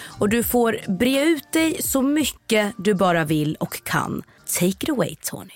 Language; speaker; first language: Swedish; native; Swedish